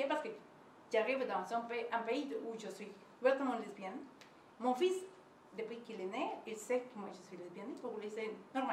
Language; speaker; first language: French; non-native, learner; Spanish